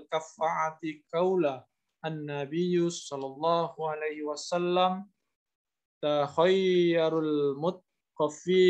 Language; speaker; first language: Arabic; non-native, learner; Indonesian